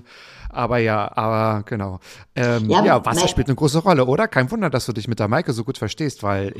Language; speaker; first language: German; native; German